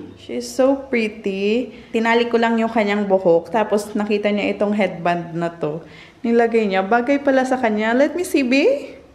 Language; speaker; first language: Filipino; non-native, local second language; Hiligaynon